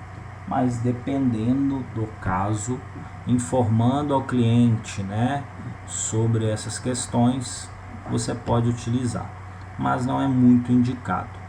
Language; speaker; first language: Portuguese; native; Portuguese